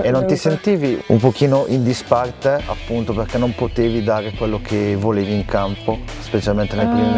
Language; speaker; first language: Italian; native; Italian